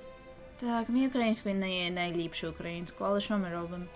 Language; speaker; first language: Ukrainian; early bilingual, heritage; English